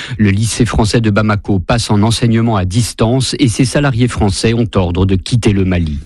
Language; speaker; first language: French; native; French